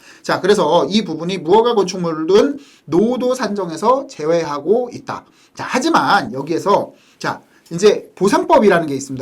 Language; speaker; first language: Korean; native; Korean